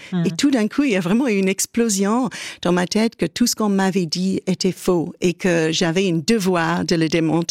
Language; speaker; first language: French; native; French